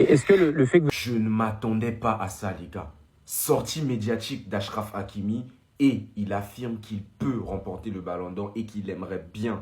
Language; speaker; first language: French; native; French